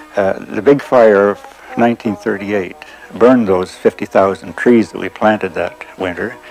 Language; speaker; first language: English; native; English